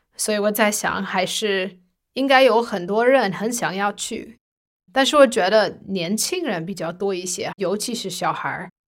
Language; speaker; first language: Chinese; non-native, fluent; English